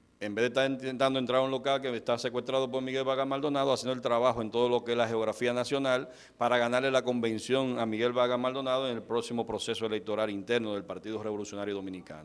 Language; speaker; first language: Spanish; native; Spanish